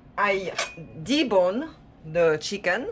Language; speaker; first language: English; non-native, learner; French